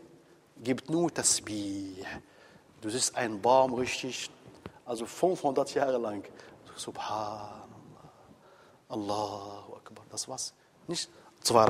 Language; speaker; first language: German; non-native, fluent; Arabic